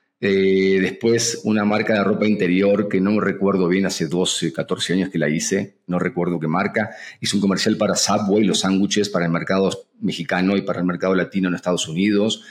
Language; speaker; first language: Spanish; native; Spanish